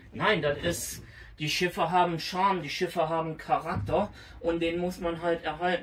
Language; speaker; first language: German; native; German